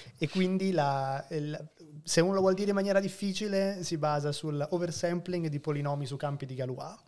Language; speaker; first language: Italian; native; Italian